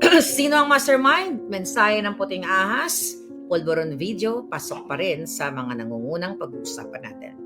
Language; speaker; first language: Filipino; native; Filipino